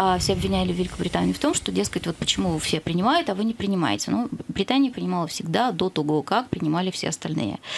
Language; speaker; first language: Russian; native; Russian